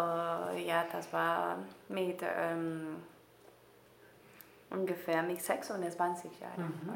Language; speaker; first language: German; non-native, learner; Spanish